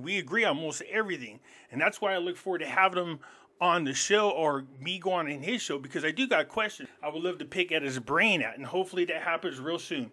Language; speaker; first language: English; native; English